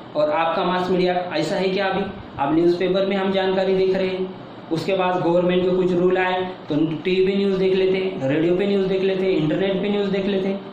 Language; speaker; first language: Hindi; non-native, local second language; Marathi